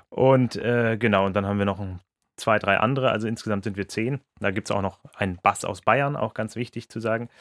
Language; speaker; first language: German; non-native, fluent; English